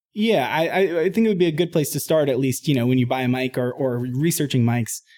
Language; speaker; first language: English; native; English